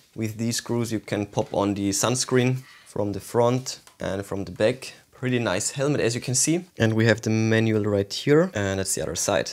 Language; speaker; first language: English; non-native, fluent; German